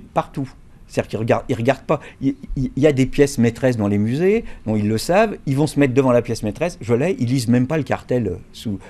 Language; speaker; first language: French; native; French